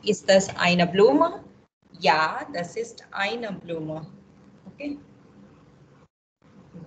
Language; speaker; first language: German; non-native, fluent; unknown